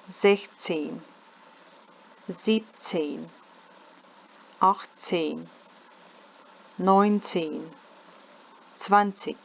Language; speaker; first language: German; non-native, fluent; Ukrainian